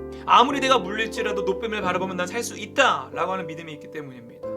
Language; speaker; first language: Korean; native; Korean